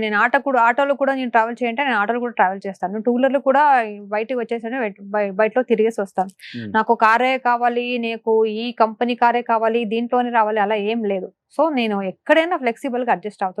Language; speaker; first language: Telugu; non-native, local second language; Kannada